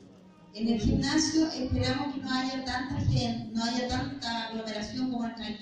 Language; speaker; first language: Spanish; native; Spanish